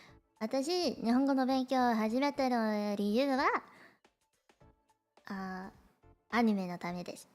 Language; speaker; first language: Japanese; non-native, learner; Cantonese